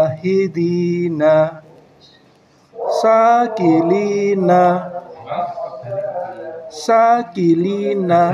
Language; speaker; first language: Arabic; non-native, learner; Indonesian